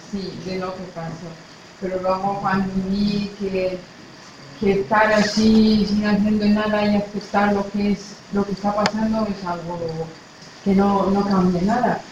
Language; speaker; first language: Spanish; non-native, fluent; Arabic